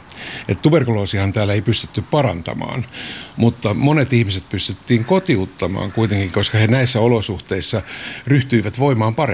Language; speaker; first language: Finnish; native; Finnish